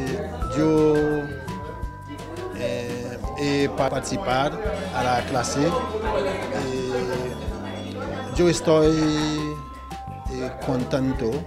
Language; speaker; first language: Spanish; non-native, learner; Haitian Creole